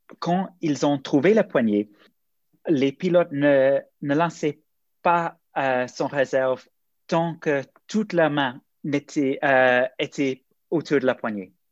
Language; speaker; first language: French; non-native, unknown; English